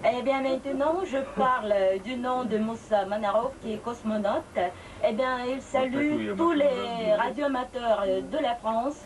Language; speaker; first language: French; non-native, fluent; Russian